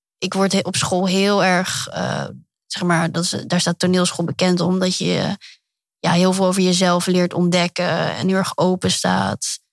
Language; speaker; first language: Dutch; early bilingual, other home language; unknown